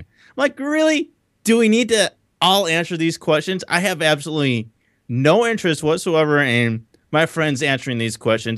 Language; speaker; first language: English; native; English